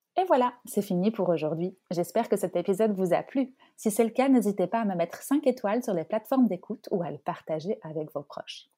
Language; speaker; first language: French; native; French